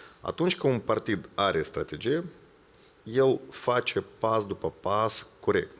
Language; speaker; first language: Romanian; non-native, local second language; Ukrainian